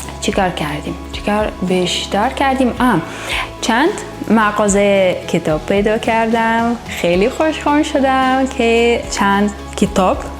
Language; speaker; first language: Persian; non-native, learner; Russian